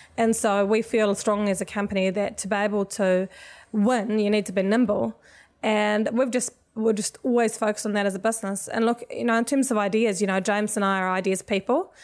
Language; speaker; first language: English; non-native, fluent; Swedish